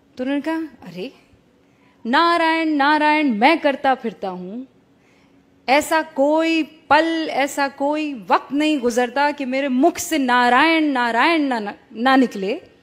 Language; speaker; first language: Hindi; native; Hindi